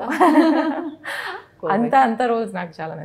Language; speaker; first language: Telugu; non-native, learner; Kannada